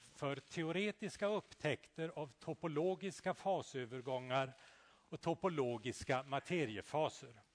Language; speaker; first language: Swedish; native; Swedish